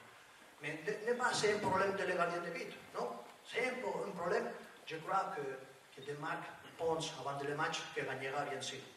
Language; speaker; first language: French; non-native, learner; Spanish